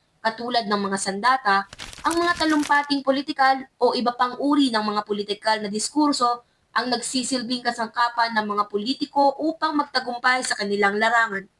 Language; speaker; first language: Filipino; native; Filipino